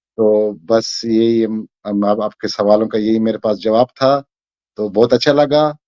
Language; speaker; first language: Hindi; non-native, fluent; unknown